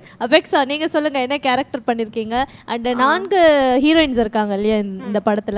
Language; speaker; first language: Tamil; native; Tamil